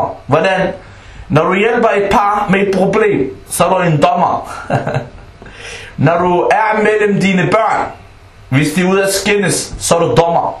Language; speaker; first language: Danish; early bilingual, other home language; Arabic